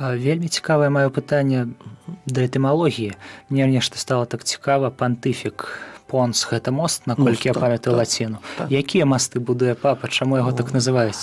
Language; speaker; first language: Belarusian; native; Belarusian